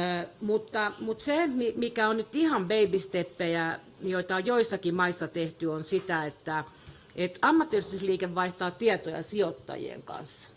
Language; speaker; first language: Finnish; native; Finnish